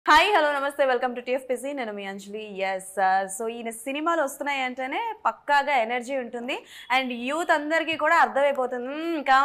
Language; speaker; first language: Telugu; native; Telugu